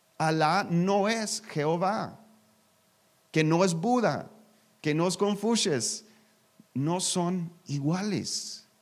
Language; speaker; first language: Spanish; non-native, learner; English